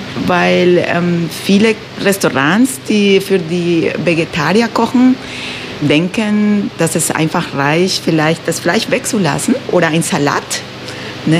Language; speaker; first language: German; non-native, fluent; Spanish